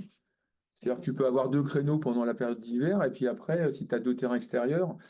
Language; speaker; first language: French; native; French